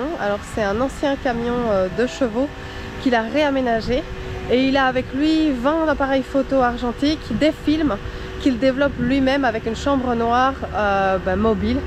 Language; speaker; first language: French; native; French